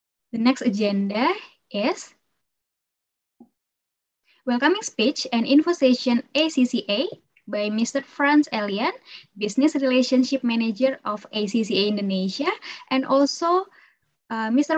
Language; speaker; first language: English; non-native, fluent; Indonesian